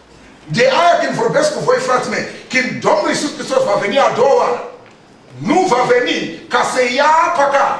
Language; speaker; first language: Romanian; non-native, learner; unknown